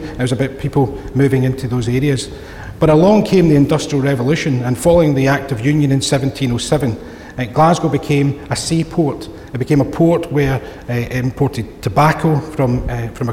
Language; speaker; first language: English; native; English